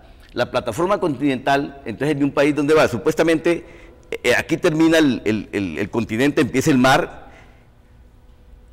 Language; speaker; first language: Spanish; native; Spanish